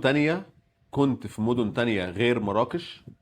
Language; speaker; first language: Arabic; native; Arabic